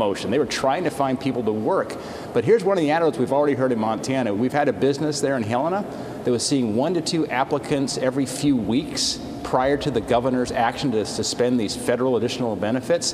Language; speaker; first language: English; native; English